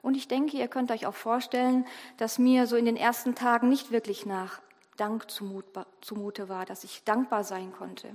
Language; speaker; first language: German; native; German